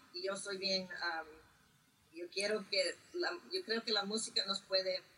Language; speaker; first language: Spanish; early bilingual, heritage; Spanish